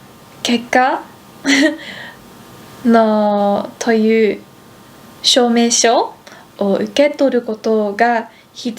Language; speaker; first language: Japanese; non-native, fluent; Dutch